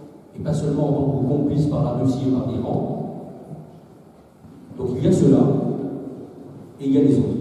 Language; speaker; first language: French; native; French